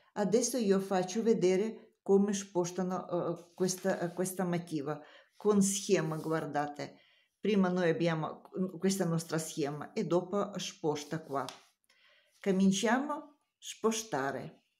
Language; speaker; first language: Italian; non-native, learner; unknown